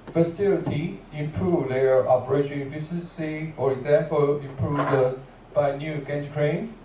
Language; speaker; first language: English; non-native, learner; Chinese